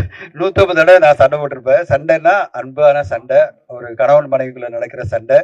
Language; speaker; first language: Tamil; native; Tamil